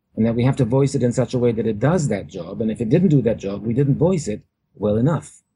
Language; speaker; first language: English; native; English